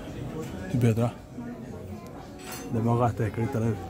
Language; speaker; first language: Swedish; native; Swedish